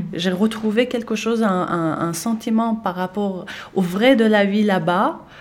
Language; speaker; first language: French; non-native, fluent; Persian